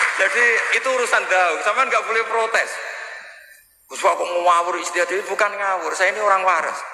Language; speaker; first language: Indonesian; non-native, local second language; Javanese